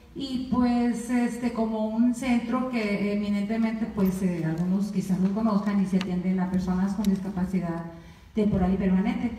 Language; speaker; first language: Spanish; native; Spanish